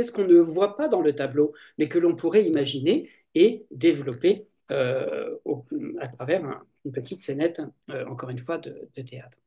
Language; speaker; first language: French; native; French